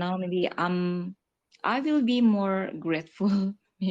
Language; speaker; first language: English; non-native, learner; Indonesian